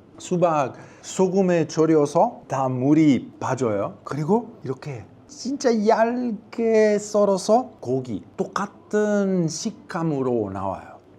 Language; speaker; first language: Korean; non-native, learner; Italian